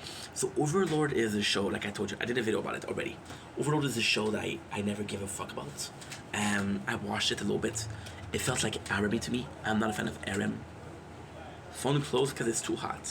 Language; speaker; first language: English; non-native, local second language; French